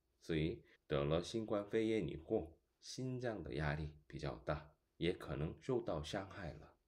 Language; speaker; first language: Chinese; non-native, fluent; Korean